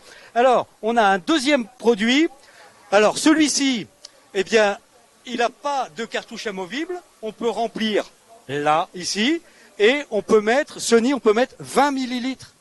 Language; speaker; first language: French; native; French